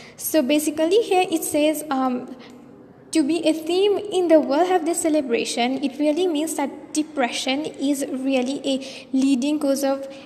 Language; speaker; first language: English; non-native, local second language; Morisyen